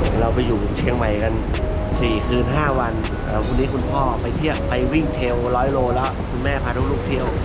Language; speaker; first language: Thai; native; Thai